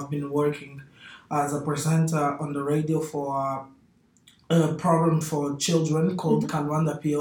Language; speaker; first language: English; non-native, fluent; Portuguese